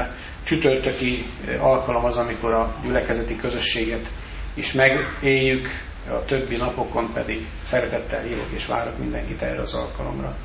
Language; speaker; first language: Hungarian; native; Hungarian